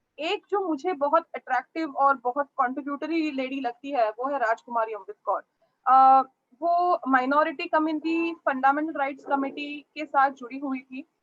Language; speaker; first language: Hindi; non-native, local second language; Marathi